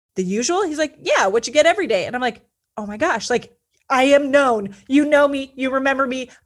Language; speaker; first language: English; native; English